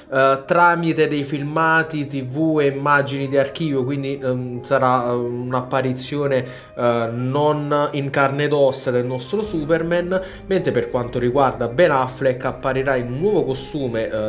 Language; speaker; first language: Italian; native; Italian